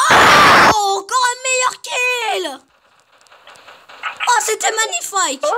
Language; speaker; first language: French; native; French